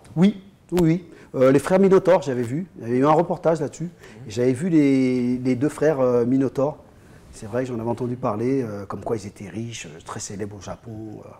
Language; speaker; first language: French; native; French